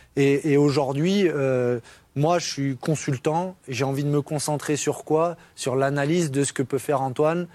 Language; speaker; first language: French; native; French